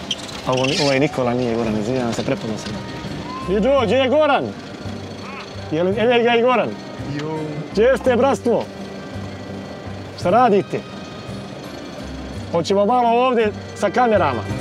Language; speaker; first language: Croatian; native; Croatian